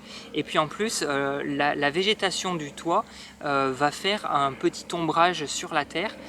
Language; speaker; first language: French; native; French